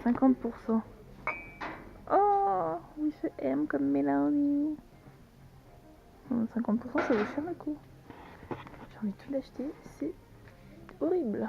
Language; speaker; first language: French; native; French